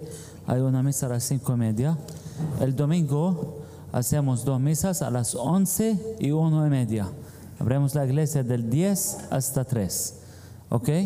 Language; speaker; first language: Spanish; non-native, fluent; Arabic